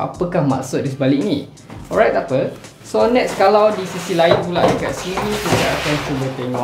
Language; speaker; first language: Malay; native; Malay